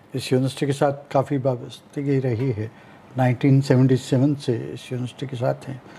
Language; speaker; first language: Hindi; native; Hindi